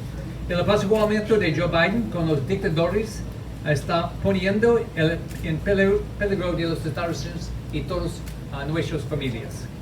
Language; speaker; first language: Spanish; non-native, learner; English